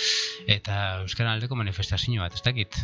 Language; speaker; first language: Basque; native; Basque